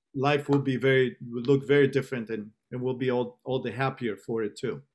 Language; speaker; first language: English; non-native, fluent; Spanish